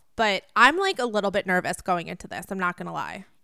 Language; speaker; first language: English; native; English